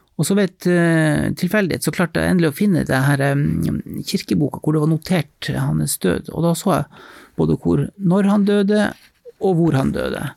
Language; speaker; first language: Norwegian; native; Norwegian